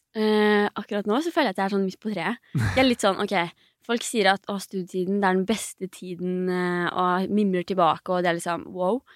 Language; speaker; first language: Norwegian; native; Norwegian